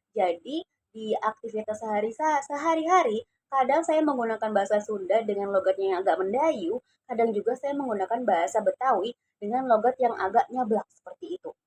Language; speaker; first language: Indonesian; non-native, local second language; Javanese